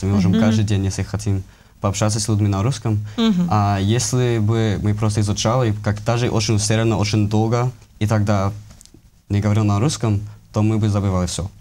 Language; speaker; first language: Russian; non-native, learner; English